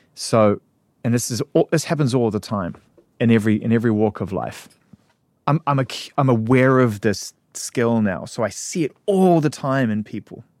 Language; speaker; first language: English; native; English